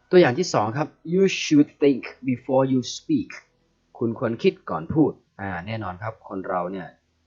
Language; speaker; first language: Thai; native; Thai